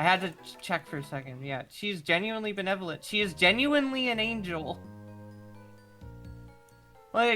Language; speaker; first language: English; native; English